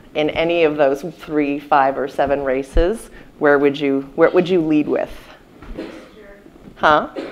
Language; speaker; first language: English; native; English